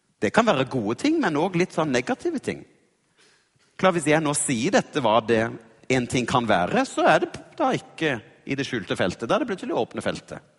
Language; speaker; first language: Norwegian; native; Norwegian